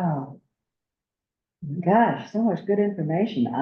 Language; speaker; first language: English; native; English